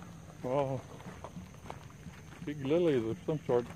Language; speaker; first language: English; native; English